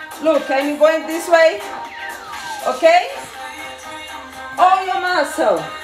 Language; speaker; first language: English; non-native, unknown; Portuguese